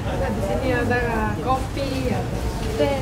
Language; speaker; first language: Indonesian; non-native, fluent; Romanian